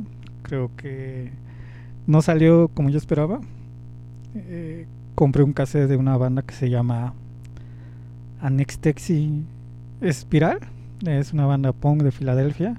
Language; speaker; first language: Spanish; native; Spanish